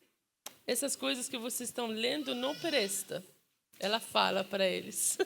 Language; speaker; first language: Portuguese; non-native, fluent; Persian